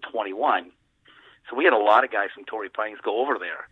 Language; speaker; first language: English; native; English